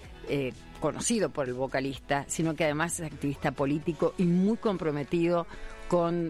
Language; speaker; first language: Spanish; native; Spanish